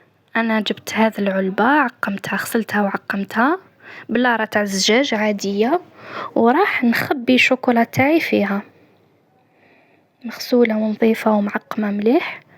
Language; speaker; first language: Arabic; native; Arabic